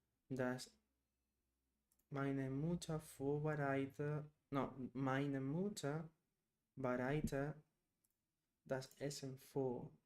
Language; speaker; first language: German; non-native, learner; Spanish